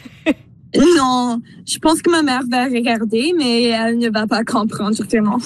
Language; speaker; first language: French; non-native, local second language; English